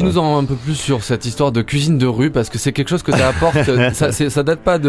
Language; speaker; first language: French; native; French